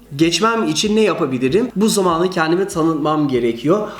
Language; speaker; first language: Turkish; early bilingual, heritage; Turkish